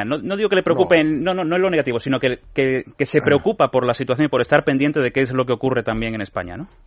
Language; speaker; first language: Spanish; native; Spanish